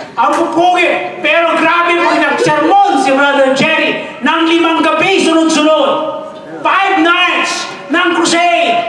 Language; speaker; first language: Filipino; non-native, local second language; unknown